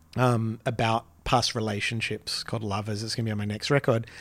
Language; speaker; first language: English; native; English